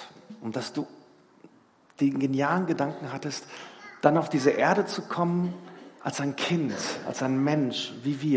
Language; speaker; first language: German; native; German